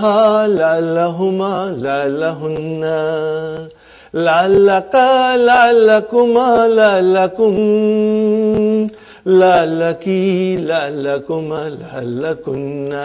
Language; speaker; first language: Arabic; non-native, fluent; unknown